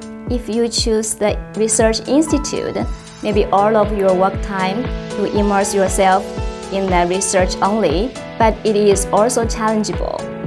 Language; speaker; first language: English; non-native, fluent; Chinese